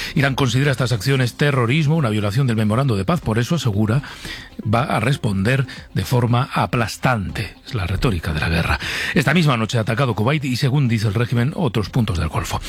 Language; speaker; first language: Spanish; native; Spanish